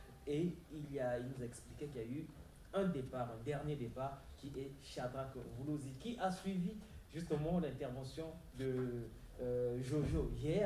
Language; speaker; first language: French; non-native, local second language; Lingala